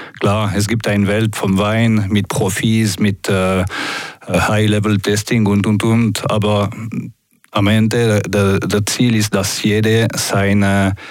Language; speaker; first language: German; non-native, local second language; French